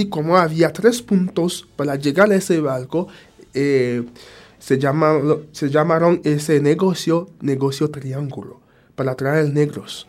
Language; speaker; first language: Spanish; non-native, fluent; Haitian Creole